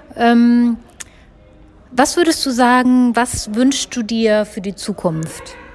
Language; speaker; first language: German; native; German